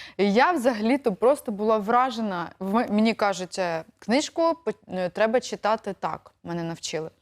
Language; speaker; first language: Ukrainian; native; Ukrainian